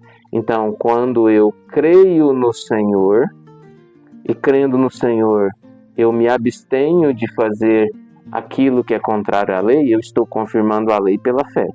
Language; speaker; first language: Portuguese; native; Portuguese